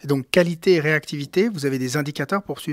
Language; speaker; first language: French; native; French